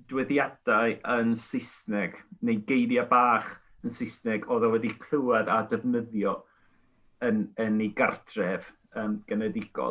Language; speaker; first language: Welsh; non-native, fluent; Spanish